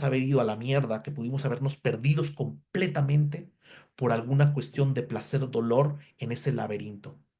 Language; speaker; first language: Spanish; native; Spanish